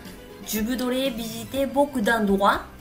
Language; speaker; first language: French; non-native, learner; Japanese